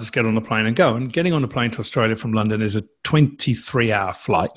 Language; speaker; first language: English; native; English